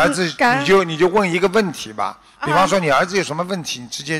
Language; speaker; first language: Chinese; native; Chinese